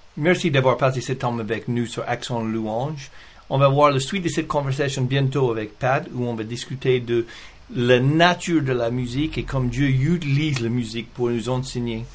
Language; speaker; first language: French; non-native, fluent; English